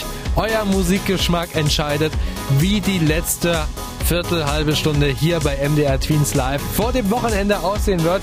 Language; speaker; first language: German; native; German